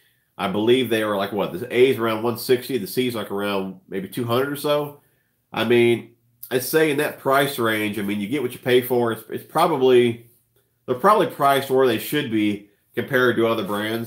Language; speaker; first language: English; native; English